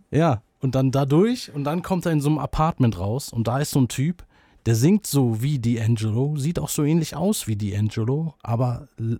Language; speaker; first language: German; native; German